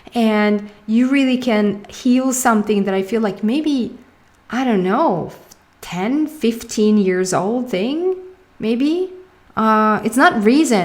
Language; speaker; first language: English; non-native, fluent; Swedish